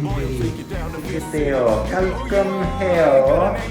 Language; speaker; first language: Korean; non-native, learner; Italian